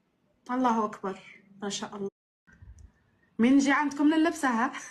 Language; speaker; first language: Arabic; native; Arabic